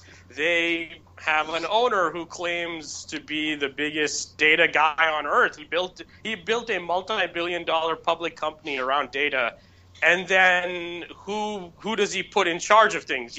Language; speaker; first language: English; native; English